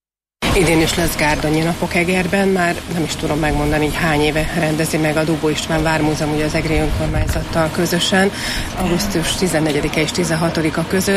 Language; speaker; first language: Hungarian; native; Hungarian